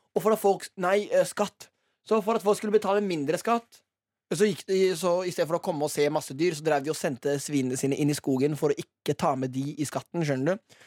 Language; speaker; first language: Norwegian; early bilingual, other home language; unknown